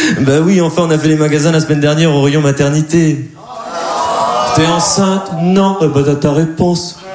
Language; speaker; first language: French; native; French